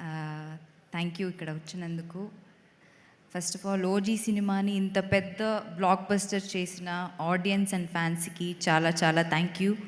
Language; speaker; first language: Telugu; non-native, learner; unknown